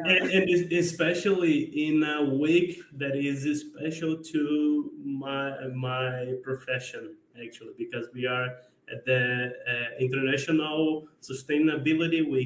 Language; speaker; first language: English; non-native, fluent; Portuguese